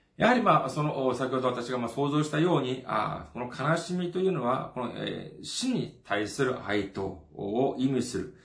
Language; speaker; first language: Japanese; non-native, fluent; Korean